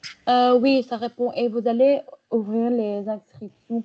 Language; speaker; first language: French; non-native, local second language; Arabic